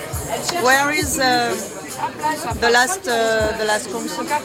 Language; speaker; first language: English; non-native, learner; French